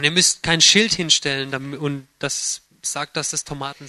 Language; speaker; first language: German; native; German